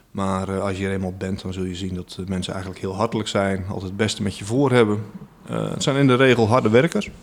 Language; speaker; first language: Dutch; native; Dutch